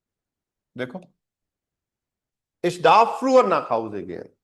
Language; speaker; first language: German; non-native, fluent; Hindi